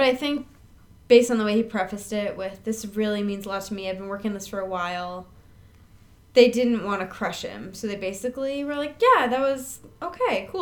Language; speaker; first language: English; native; English